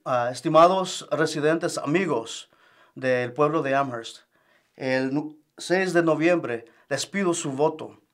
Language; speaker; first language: Spanish; early bilingual, heritage; Spanish